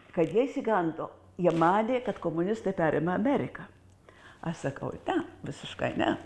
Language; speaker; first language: Lithuanian; early bilingual, heritage; Lithuanian